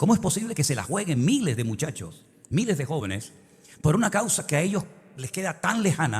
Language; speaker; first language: Spanish; native; Spanish